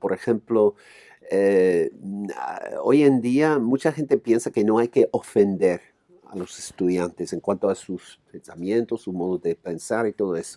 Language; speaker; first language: Spanish; non-native, fluent; English